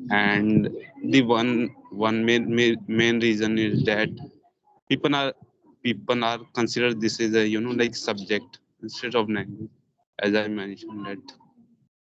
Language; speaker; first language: English; non-native, learner; Hindi